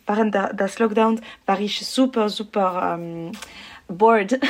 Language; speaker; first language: German; non-native, local second language; French